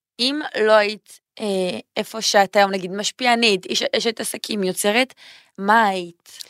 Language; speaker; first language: Hebrew; native; Hebrew